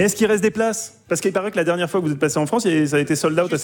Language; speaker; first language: French; native; French